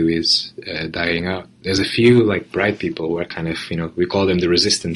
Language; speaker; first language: English; non-native, fluent; Portuguese